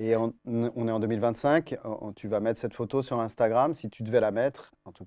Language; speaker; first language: French; native; French